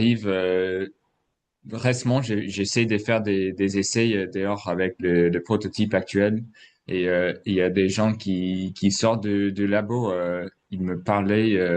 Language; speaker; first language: French; non-native, fluent; English